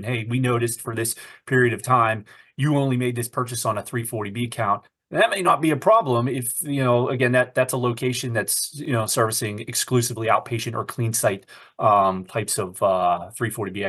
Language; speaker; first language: English; native; English